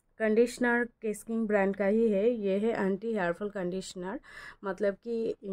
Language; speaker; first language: Hindi; non-native, local second language; Bangla